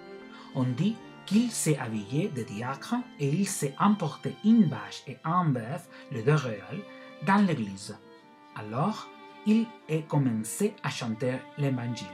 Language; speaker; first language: French; non-native, learner; Catalan